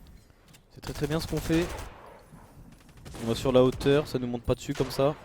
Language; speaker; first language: French; native; French